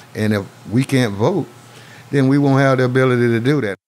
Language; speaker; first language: English; native; English